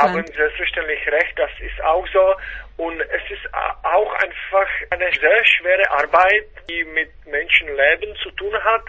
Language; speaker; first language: German; non-native, fluent; Czech